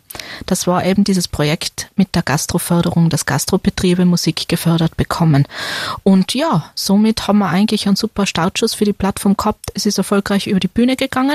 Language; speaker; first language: German; native; German